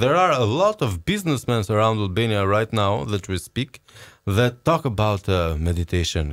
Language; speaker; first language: English; non-native, fluent; Albanian